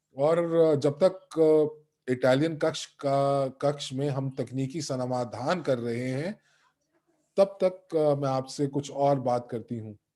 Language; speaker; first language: Hindi; native; Hindi